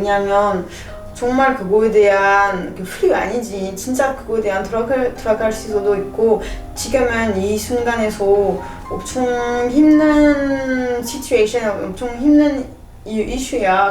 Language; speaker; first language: Korean; non-native, learner; French